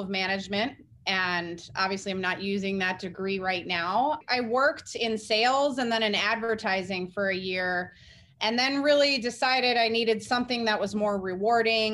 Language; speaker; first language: English; native; English